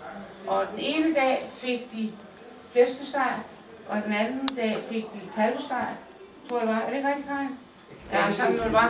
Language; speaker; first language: Danish; native; Danish